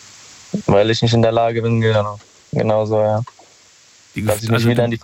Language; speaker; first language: German; native; German